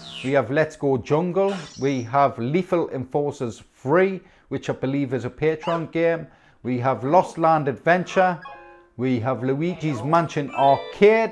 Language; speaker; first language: English; native; English